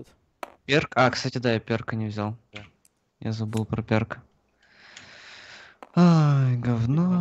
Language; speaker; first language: Russian; native; Russian